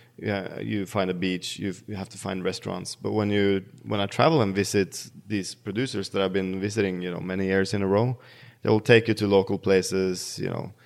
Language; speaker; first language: English; non-native, fluent; Norwegian